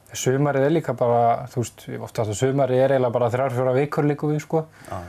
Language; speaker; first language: Icelandic; non-native, fluent; Serbian